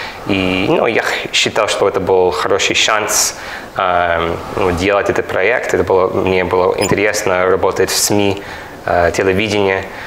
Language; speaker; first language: Russian; non-native, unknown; English